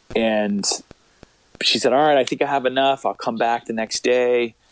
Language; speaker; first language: English; native; English